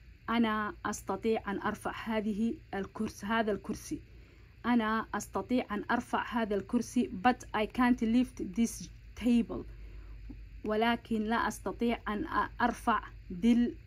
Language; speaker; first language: Arabic; non-native, local second language; Somali